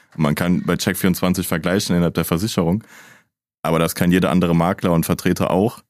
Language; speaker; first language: German; native; German